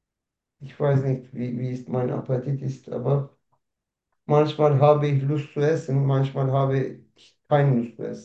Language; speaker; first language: German; non-native, learner; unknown